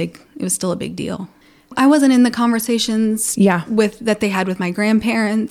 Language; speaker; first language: English; early bilingual, other home language; Pennsylvania German